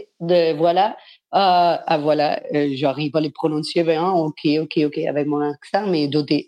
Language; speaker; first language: French; non-native, fluent; Spanish